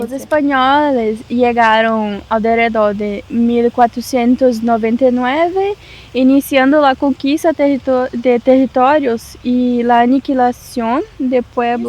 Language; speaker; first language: Spanish; non-native, learner; Portuguese